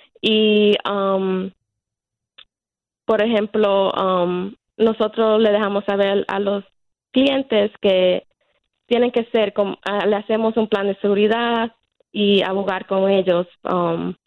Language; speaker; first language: Spanish; early bilingual, heritage; Spanish